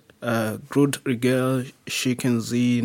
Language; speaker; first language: German; non-native, learner; English